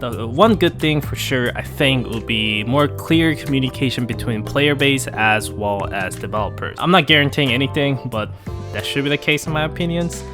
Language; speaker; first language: English; non-native, fluent; Korean